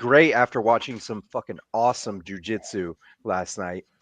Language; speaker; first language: English; native; English